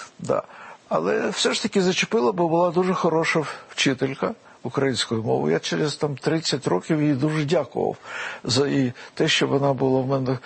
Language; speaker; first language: Ukrainian; non-native, local second language; Russian